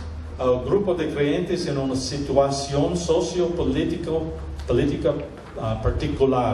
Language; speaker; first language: Spanish; non-native, fluent; English